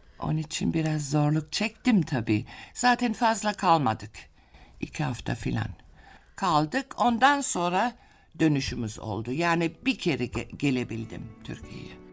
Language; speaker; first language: Turkish; non-native, fluent; German